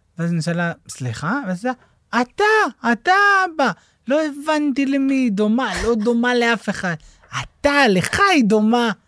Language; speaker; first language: Hebrew; native; Hebrew